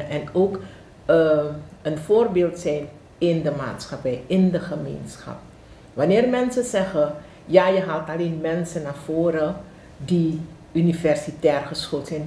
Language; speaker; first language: Dutch; non-native, local second language; Javanese